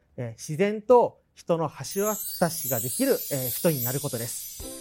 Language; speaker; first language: Japanese; native; Japanese